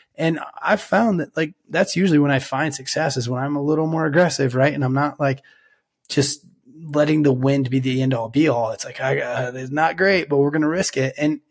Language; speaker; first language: English; native; English